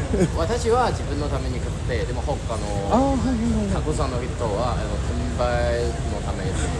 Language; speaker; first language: Japanese; non-native, learner; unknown